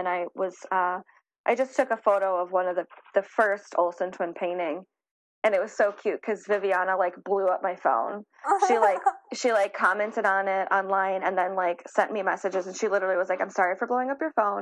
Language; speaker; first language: English; native; English